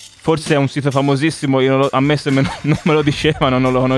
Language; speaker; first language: Italian; native; Italian